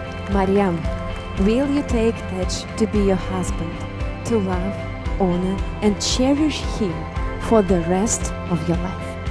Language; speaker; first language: English; non-native, fluent; Russian